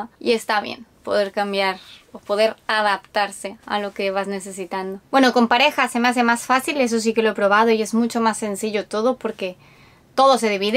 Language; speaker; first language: Spanish; native; Spanish